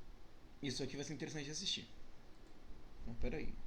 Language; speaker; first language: Portuguese; native; Portuguese